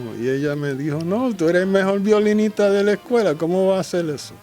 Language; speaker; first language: Spanish; early bilingual, heritage; Spanish